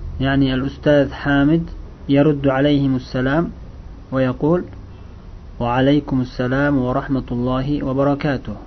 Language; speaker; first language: Arabic; non-native, fluent; Uzbek